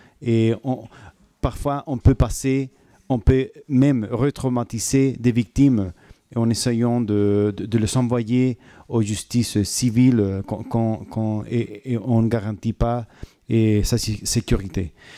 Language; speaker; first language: French; non-native, fluent; Spanish